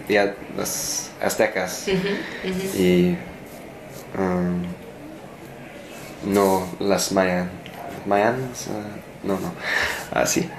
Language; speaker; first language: Spanish; non-native, learner; English